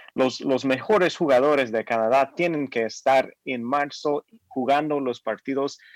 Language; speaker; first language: Spanish; non-native, fluent; English